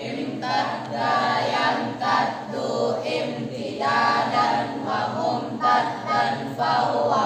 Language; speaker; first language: Arabic; non-native, learner; Indonesian